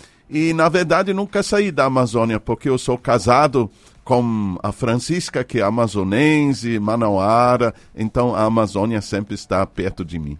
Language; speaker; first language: Portuguese; non-native, fluent; German